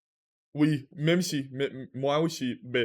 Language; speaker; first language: French; non-native, learner; Russian